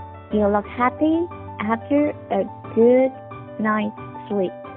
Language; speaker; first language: English; non-native, fluent; Chinese